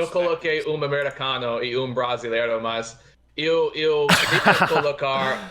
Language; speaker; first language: Portuguese; non-native, fluent; English